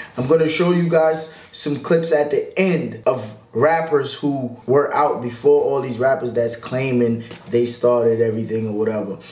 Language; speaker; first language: English; native; English